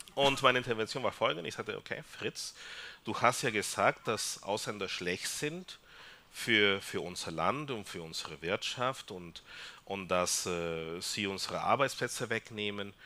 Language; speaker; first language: German; non-native, fluent; Spanish